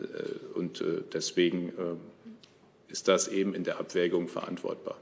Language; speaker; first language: German; native; German